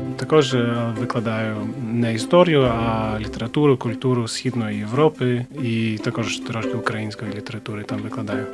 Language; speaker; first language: Ukrainian; non-native, fluent; English